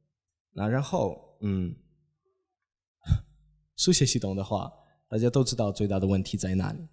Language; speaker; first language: Chinese; non-native, fluent; Polish